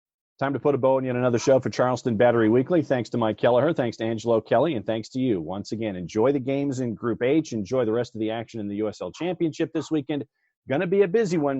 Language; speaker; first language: English; native; English